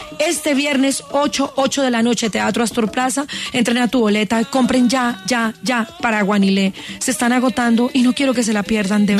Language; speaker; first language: Spanish; native; Spanish